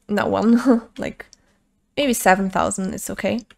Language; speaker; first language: English; non-native, fluent; Portuguese